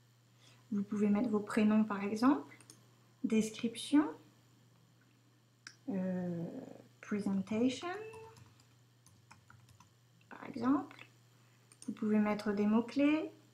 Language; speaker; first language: French; native; French